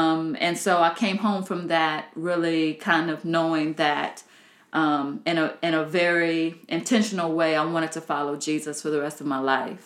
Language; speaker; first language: English; native; English